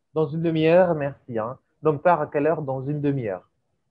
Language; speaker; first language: French; native; French